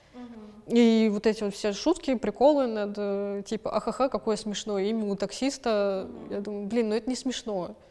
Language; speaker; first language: Russian; native; Russian